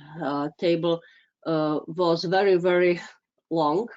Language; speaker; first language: English; non-native, fluent; Czech